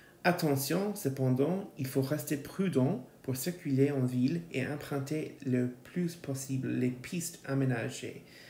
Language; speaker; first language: French; non-native, fluent; English